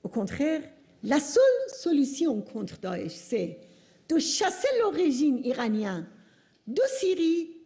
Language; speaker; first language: French; non-native, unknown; Persian